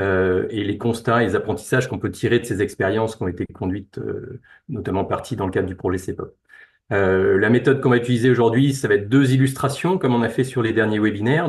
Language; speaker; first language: French; native; French